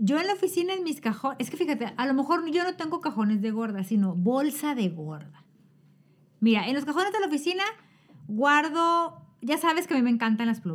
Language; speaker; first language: Spanish; native; Spanish